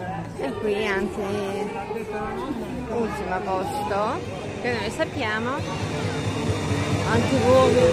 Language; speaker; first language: Italian; non-native, learner; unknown